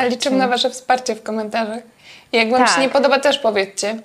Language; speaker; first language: Polish; native; Polish